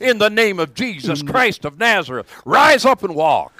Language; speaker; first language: English; native; English